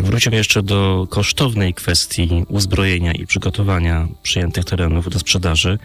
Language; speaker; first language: Polish; native; Polish